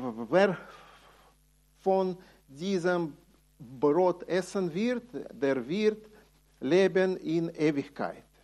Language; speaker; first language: German; non-native, fluent; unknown